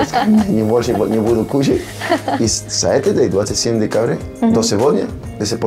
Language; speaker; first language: Russian; non-native, learner; Spanish